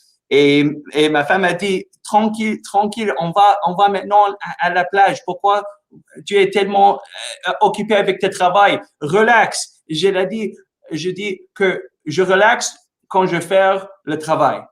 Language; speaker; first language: French; non-native, local second language; English